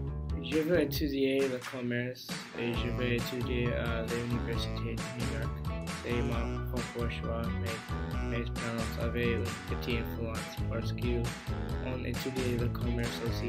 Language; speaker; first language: French; non-native, learner; English